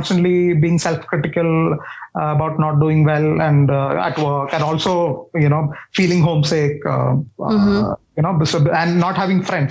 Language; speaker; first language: English; non-native, local second language; Malayalam